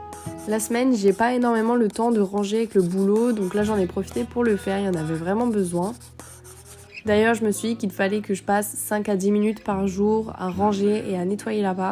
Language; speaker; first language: French; native; French